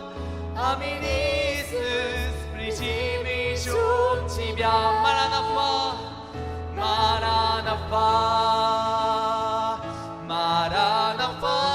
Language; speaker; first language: Russian; non-native, learner; Korean